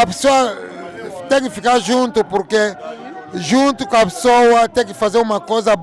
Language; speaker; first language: Portuguese; non-native, learner; Lingala